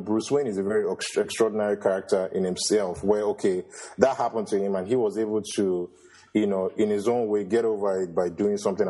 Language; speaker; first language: English; non-native, local second language; Yoruba